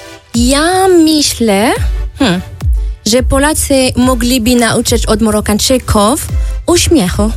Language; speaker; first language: Polish; non-native, learner; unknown